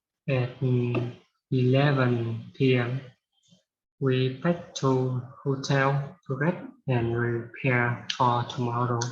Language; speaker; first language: English; non-native, learner; Vietnamese